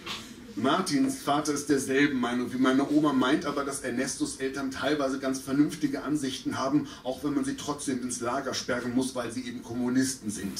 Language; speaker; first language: German; native; German